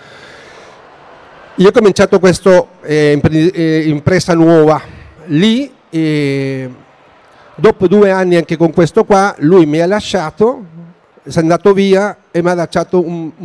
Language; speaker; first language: Italian; non-native, fluent; Spanish